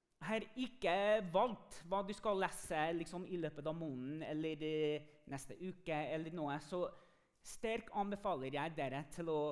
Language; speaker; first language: Norwegian; non-native, fluent; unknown